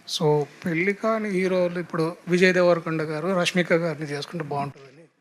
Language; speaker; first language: Telugu; native; Telugu